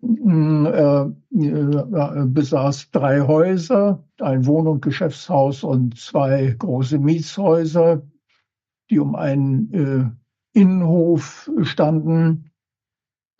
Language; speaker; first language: German; native; German